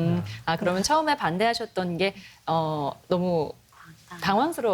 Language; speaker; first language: Korean; native; Korean